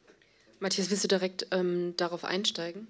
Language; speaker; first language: German; native; German